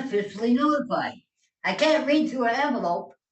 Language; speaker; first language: English; native; English